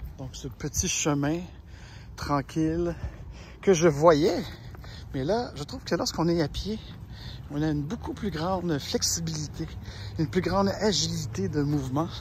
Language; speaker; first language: French; native; French